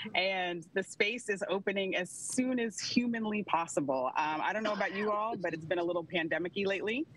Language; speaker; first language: English; native; English